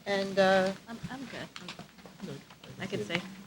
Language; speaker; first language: English; native; English